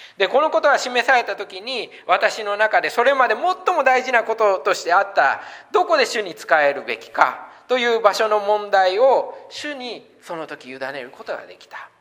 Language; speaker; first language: Japanese; native; Japanese